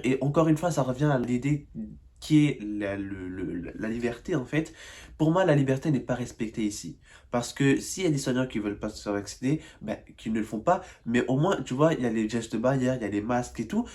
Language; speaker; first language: French; native; French